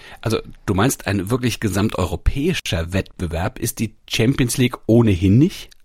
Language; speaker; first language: German; native; German